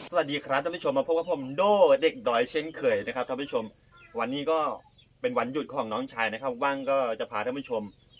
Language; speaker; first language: Thai; non-native, local second language; S'gaw Karen